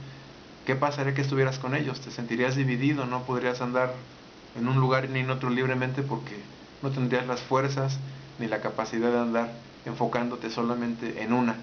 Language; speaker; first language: Spanish; native; Spanish